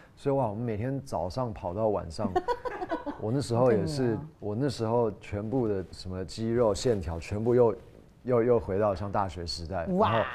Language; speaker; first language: Chinese; non-native, fluent; English